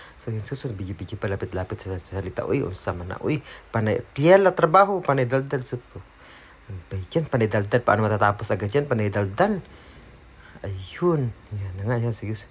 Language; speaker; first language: Filipino; non-native, local second language; Cebuano